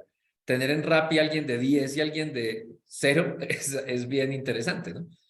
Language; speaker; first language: Spanish; native; Spanish